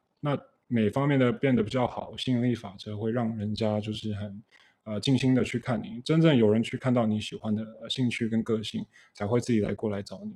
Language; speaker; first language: Chinese; early bilingual, heritage; Chinese